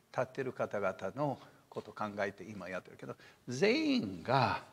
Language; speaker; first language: Japanese; non-native, fluent; English